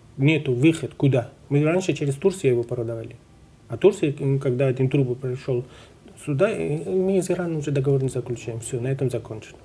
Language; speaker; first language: Russian; non-native, fluent; Persian